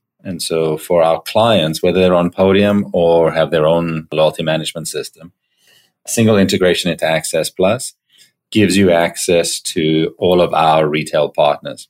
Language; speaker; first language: English; native; English